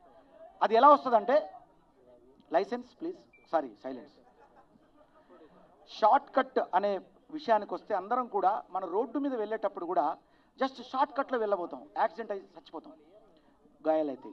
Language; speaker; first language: Telugu; native; Telugu